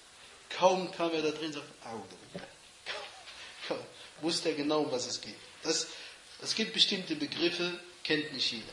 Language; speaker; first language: German; non-native, fluent; Arabic